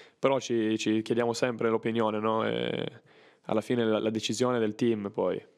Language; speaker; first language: Italian; native; Italian